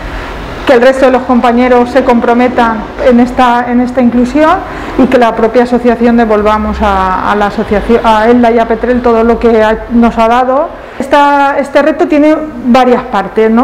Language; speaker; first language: Spanish; native; Spanish